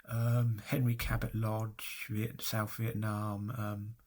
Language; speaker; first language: English; native; English